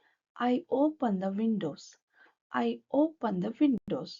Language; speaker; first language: English; non-native, local second language; Kannada